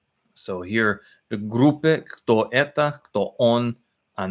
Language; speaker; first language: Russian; non-native, learner; English